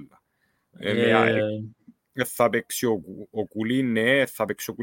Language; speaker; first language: Greek; native; Greek